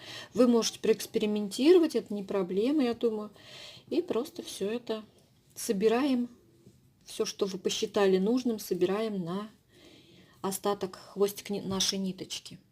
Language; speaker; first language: Russian; native; Russian